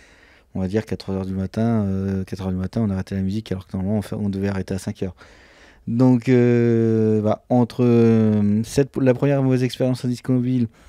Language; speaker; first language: French; native; French